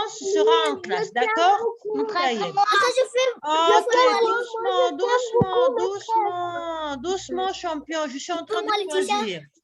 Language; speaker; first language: French; non-native, local second language; Arabic